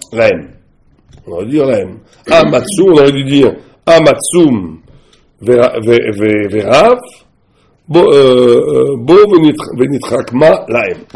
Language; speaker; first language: French; native; French